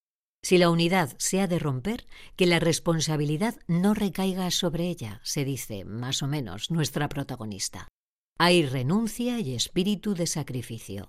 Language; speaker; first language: Spanish; native; Spanish